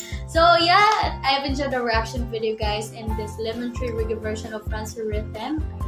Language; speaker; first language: English; non-native, local second language; Filipino